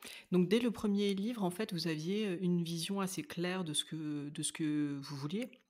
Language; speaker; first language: French; native; French